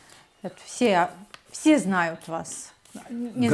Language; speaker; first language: Russian; non-native, learner; Estonian